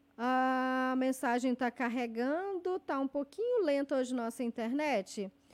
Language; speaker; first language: Portuguese; native; Portuguese